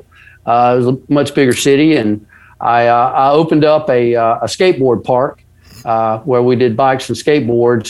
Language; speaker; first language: English; native; English